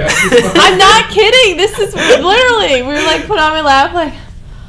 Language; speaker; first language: English; native; English